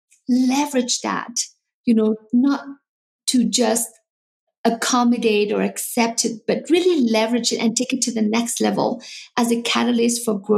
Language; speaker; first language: English; non-native, fluent; French